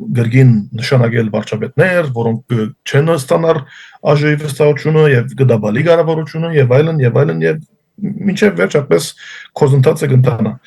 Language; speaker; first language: Armenian; early bilingual, heritage; Armenian